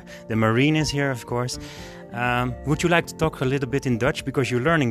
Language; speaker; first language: English; non-native, fluent; Dutch